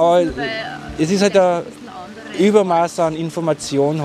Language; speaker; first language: German; native; German